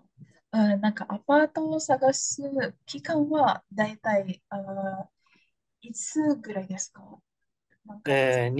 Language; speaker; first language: Japanese; non-native, fluent; Indonesian